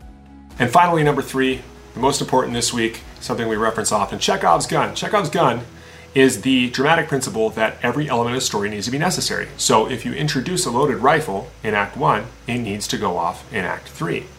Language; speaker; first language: English; native; English